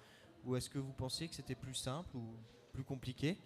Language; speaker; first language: French; native; French